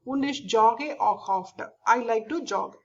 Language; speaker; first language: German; non-native, learner; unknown